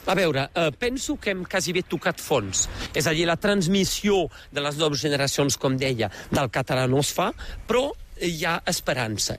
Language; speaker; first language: Catalan; native; Catalan